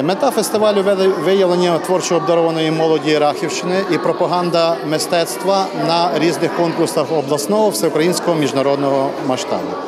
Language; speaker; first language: Ukrainian; native; Ukrainian